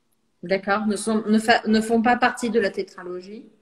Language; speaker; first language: French; non-native, fluent; Portuguese